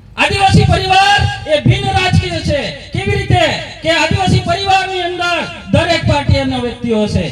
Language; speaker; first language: Gujarati; non-native, local second language; Bhili